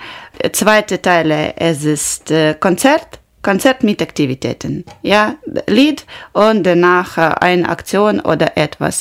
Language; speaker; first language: German; non-native, learner; Ukrainian